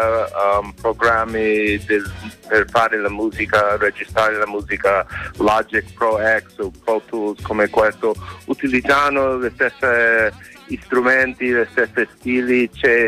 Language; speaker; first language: Italian; non-native, fluent; English